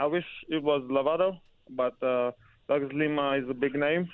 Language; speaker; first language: English; non-native, fluent; Dutch